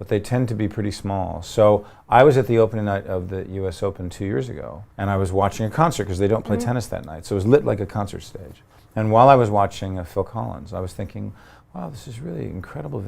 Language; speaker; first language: English; native; English